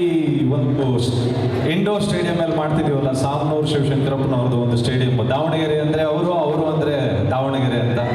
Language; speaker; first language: Kannada; native; Kannada